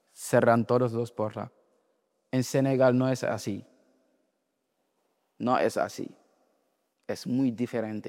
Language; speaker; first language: Spanish; non-native, learner; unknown